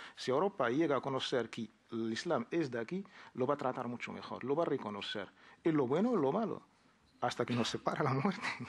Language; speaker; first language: Spanish; non-native, fluent; Arabic